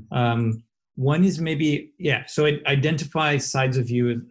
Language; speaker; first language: English; non-native, fluent; Portuguese